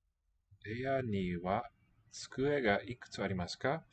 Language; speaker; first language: Japanese; non-native, learner; English